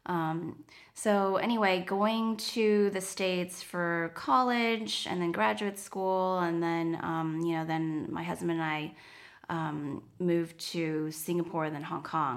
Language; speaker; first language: English; non-native, fluent; Chinese